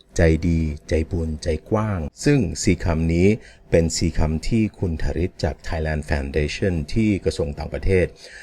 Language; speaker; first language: Thai; non-native, fluent; English